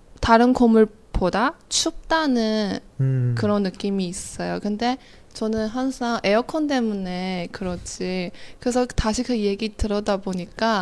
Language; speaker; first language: Korean; non-native, fluent; Chinese